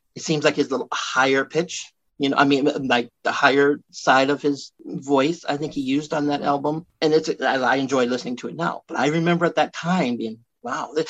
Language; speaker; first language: English; native; English